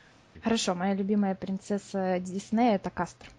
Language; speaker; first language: Russian; native; Russian